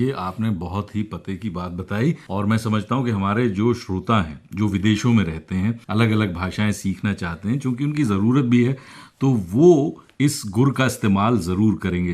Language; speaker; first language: Hindi; native; Hindi